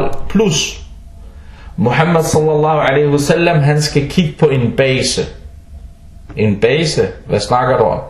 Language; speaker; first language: Danish; non-native, fluent; Arabic